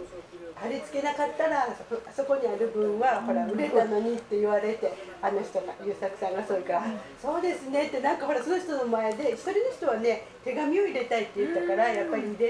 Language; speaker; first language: Japanese; native; Japanese